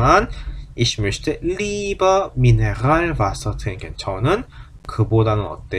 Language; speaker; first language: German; non-native, fluent; Korean